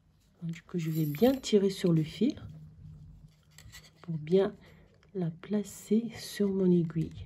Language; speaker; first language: French; non-native, local second language; Arabic